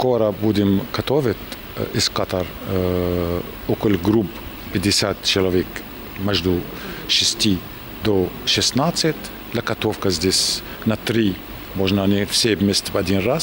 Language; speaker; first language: Russian; non-native, learner; Arabic